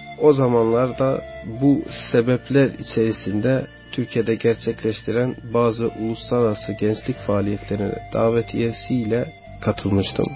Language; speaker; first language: Turkish; non-native, fluent; Albanian